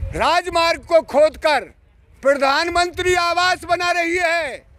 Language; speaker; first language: Hindi; native; Hindi